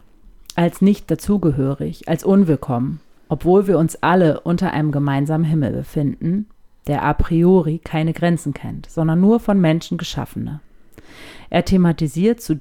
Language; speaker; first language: German; native; German